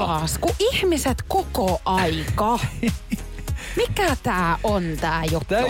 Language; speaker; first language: Finnish; native; Finnish